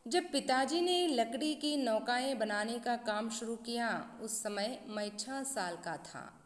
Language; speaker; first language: Hindi; non-native, local second language; Kannada